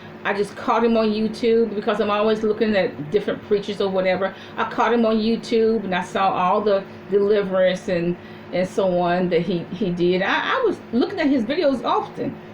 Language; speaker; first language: English; native; English